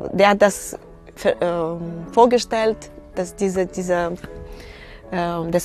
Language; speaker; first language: German; non-native, fluent; Russian